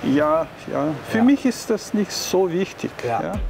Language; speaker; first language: German; non-native, learner; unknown